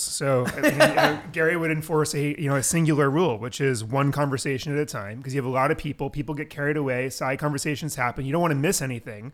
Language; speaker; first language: English; native; English